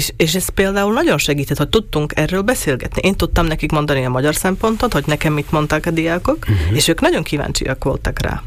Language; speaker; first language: Hungarian; non-native, local second language; Slovak